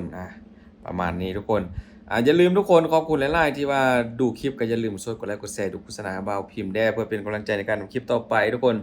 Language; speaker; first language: Thai; non-native, local second language; Lao